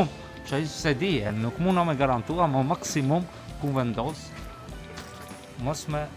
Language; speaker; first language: Albanian; native; Albanian